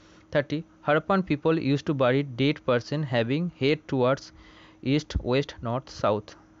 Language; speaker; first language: English; non-native, local second language; Bangla